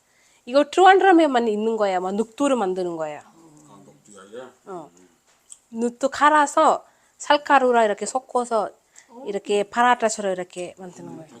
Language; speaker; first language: Korean; non-native, learner; Malayalam